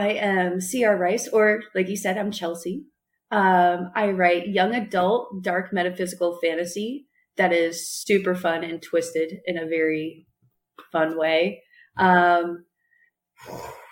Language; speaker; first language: English; native; English